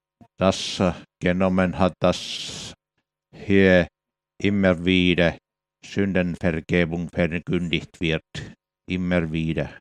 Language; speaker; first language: German; non-native, fluent; Finnish